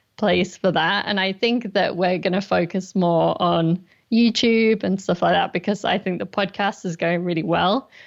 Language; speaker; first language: English; native; English